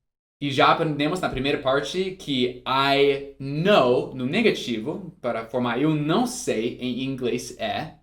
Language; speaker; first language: Portuguese; non-native, fluent; English